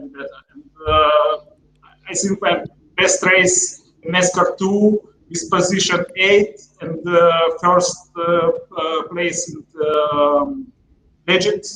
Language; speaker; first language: English; non-native, learner; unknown